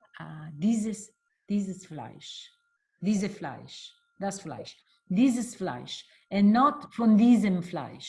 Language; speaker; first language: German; non-native, learner; Italian